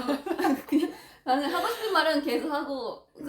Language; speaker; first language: Korean; non-native, fluent; Japanese